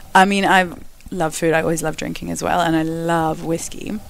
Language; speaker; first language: English; native; English